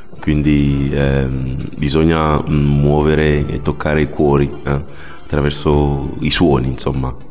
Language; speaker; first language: Italian; non-native, fluent; Ewe